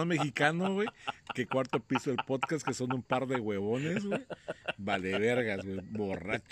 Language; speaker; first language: Spanish; native; Spanish